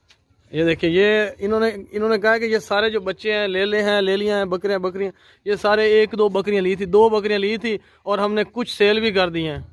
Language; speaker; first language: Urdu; non-native, local second language; Punjabi